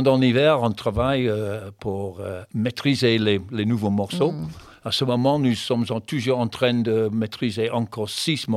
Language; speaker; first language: French; non-native, fluent; English